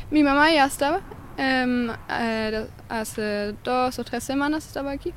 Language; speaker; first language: Spanish; non-native, fluent; German